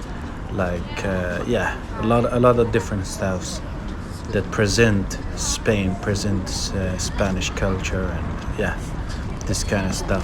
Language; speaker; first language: English; non-native, fluent; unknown